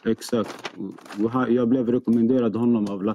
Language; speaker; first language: Swedish; non-native, fluent; Arabic